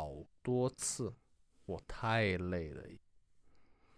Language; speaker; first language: Chinese; non-native, learner; English